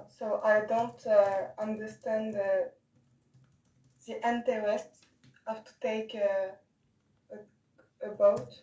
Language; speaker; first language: English; non-native, learner; French